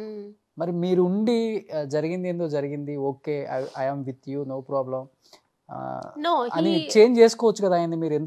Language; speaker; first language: Telugu; native; Telugu